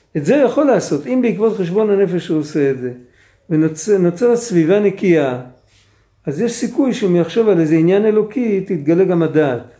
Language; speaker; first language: Hebrew; non-native, fluent; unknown